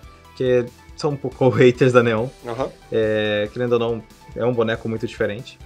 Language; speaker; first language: Portuguese; native; Portuguese